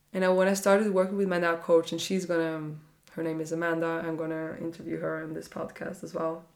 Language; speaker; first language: English; non-native, fluent; Norwegian